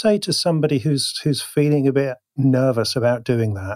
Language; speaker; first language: English; native; English